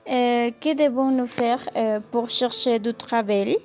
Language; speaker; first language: French; non-native, learner; Spanish